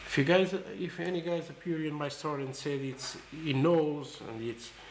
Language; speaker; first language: English; non-native, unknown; Portuguese